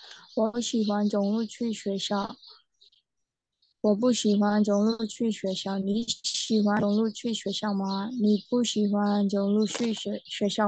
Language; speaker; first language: Chinese; non-native, learner; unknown